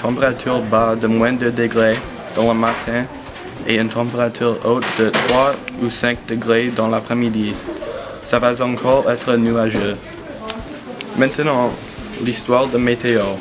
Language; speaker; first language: French; non-native, learner; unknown